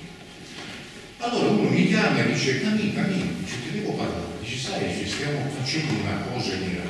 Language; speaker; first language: Italian; native; Italian